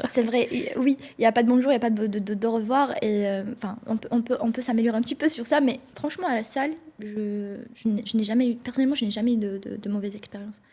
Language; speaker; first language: French; non-native, local second language; Arabic